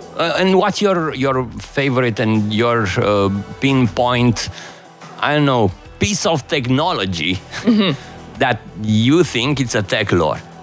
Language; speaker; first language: English; non-native, fluent; Romanian